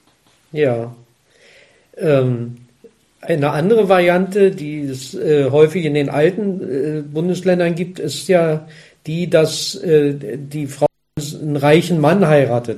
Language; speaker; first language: German; native; German